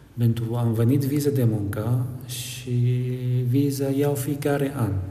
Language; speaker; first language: Romanian; non-native, learner; Arabic